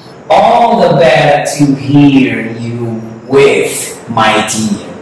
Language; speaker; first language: English; non-native, fluent; Portuguese